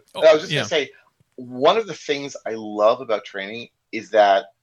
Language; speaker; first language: English; native; English